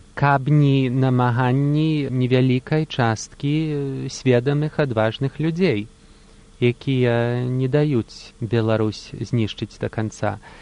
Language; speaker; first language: Belarusian; early bilingual, heritage; Belarusian